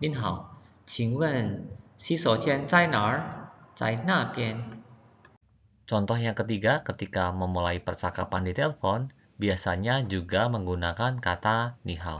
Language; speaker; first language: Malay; non-native, fluent; Chinese